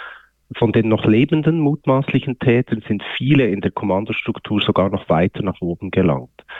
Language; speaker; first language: German; native; German